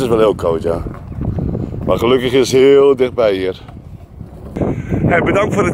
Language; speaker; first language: Dutch; native; Dutch